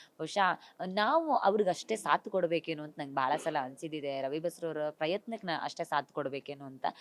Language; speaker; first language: Kannada; native; Kannada